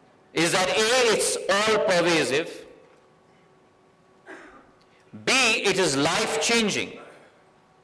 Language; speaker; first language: English; non-native, local second language; Hindi